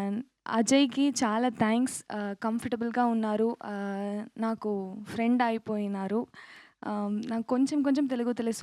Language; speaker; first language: Telugu; non-native, local second language; Tamil